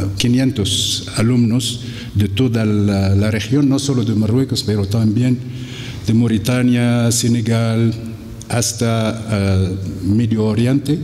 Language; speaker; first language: Spanish; non-native, fluent; Arabic